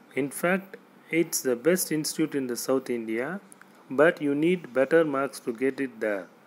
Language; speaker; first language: English; non-native, local second language; Tamil